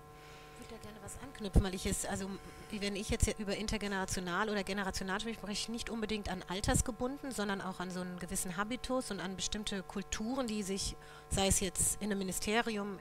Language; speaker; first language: German; native; German